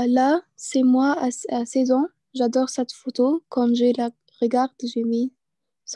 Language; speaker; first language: French; non-native, learner; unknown